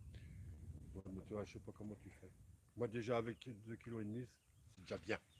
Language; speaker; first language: French; native; French